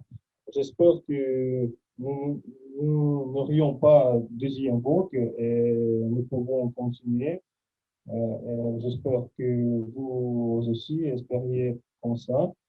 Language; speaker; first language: French; non-native, fluent; Russian